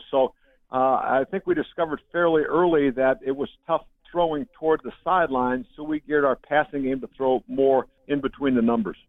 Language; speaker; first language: English; native; English